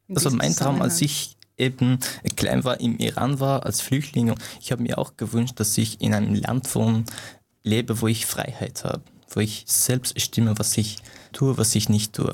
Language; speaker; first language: German; non-native, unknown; Persian